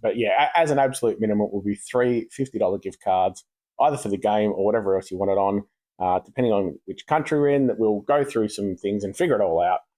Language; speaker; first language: English; native; English